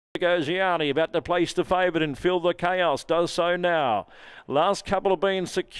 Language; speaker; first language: English; native; English